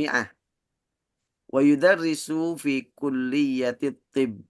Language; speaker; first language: Arabic; non-native, fluent; Indonesian